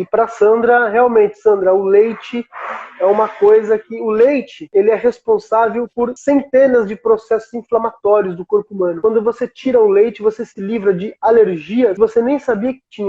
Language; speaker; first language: Portuguese; native; Portuguese